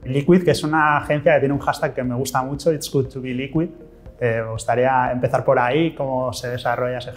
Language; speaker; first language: Spanish; native; Spanish